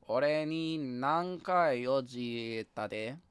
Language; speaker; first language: Japanese; non-native, learner; English